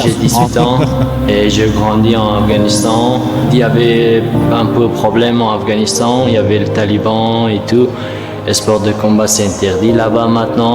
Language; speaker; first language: French; non-native, learner; Persian